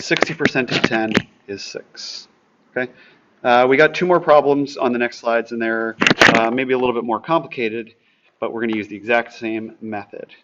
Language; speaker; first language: English; native; English